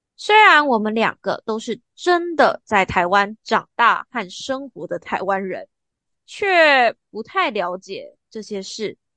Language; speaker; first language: Chinese; native; Chinese